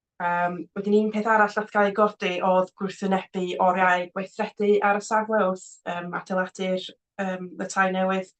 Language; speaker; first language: Welsh; native; Welsh